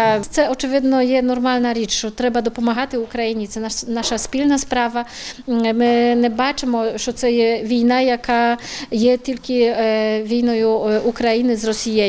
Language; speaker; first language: Ukrainian; non-native, fluent; Polish